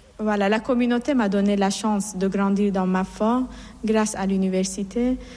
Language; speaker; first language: French; non-native, fluent; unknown